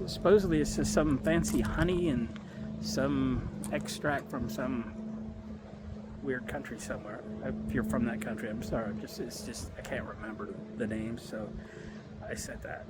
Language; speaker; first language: English; native; English